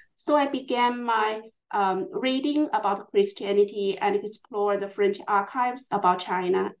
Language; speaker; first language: English; non-native, fluent; Chinese